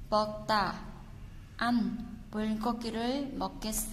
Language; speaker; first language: Korean; non-native, fluent; Vietnamese